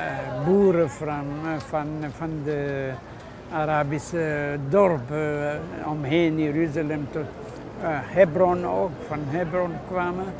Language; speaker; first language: Dutch; non-native, learner; Hebrew